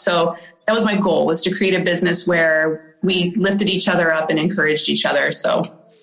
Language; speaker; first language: English; native; English